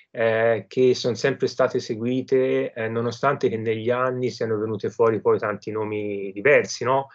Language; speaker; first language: Italian; native; Italian